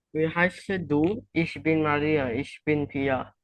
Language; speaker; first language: German; non-native, learner; Indonesian